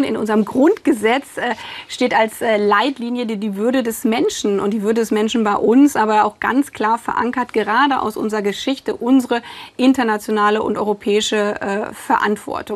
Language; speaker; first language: German; native; German